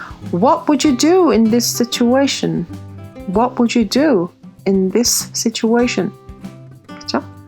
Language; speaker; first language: English; non-native, fluent; Korean